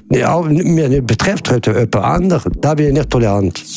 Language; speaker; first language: German; non-native, learner; Arabic